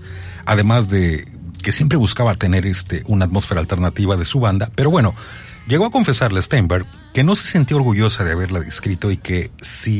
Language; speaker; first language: Spanish; native; Spanish